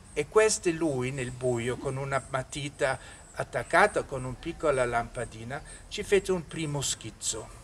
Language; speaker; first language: Italian; early bilingual, other home language; German